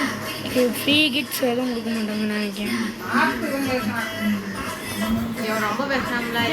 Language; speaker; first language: Tamil; native; Tamil